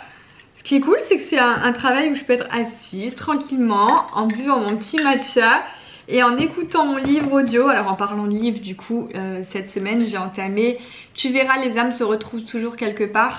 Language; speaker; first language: French; native; French